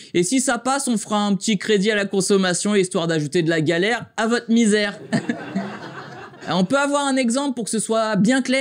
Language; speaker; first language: French; native; French